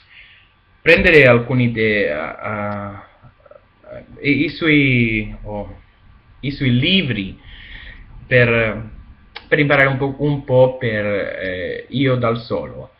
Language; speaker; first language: Italian; non-native, learner; Spanish